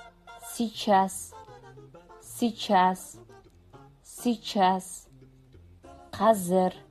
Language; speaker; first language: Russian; non-native, fluent; Kazakh